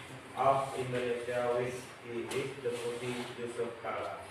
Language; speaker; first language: English; non-native, learner; Indonesian